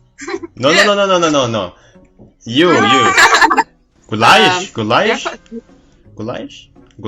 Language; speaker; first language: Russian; non-native, learner; Indonesian